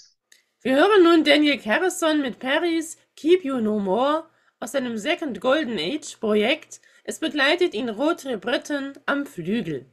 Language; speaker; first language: German; native; German